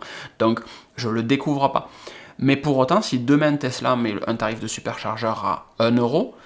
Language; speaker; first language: French; native; French